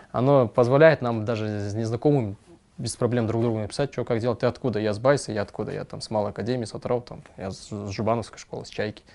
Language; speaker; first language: Russian; non-native, local second language; Kyrgyz